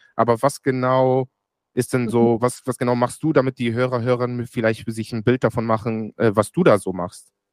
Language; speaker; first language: German; native; German